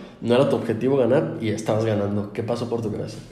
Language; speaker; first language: Spanish; native; Spanish